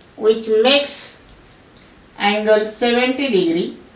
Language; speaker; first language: English; non-native, local second language; Marathi